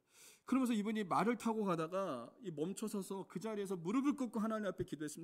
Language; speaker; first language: Korean; native; Korean